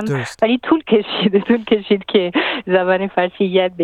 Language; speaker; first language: Persian; non-native, fluent; French